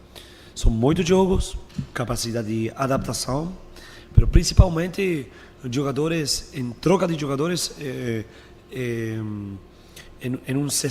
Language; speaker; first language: Portuguese; non-native, fluent; Spanish